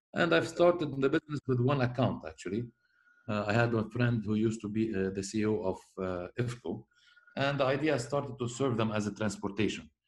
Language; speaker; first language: English; non-native, fluent; Arabic